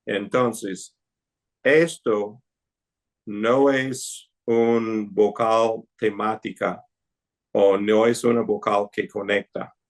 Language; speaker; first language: Spanish; non-native, fluent; English